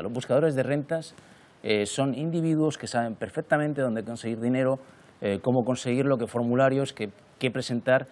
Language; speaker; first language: Spanish; native; Spanish